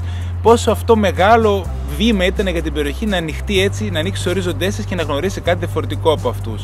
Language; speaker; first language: Greek; native; Greek